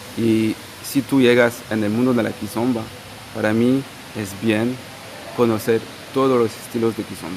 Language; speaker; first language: Spanish; non-native, fluent; Portuguese